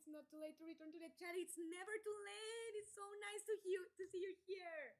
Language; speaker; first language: English; non-native, fluent; Spanish